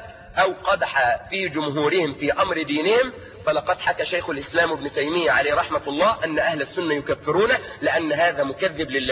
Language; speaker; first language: Arabic; native; Arabic